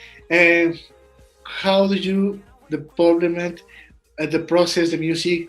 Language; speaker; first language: English; non-native, learner; Spanish